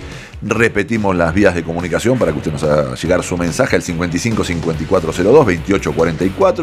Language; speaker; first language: Spanish; native; Spanish